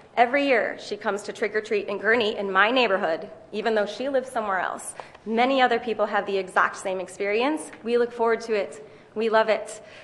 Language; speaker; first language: English; native; English